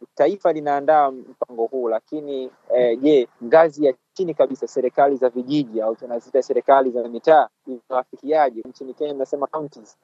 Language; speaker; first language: Swahili; native; Swahili